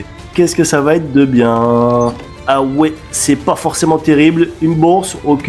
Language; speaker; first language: French; native; French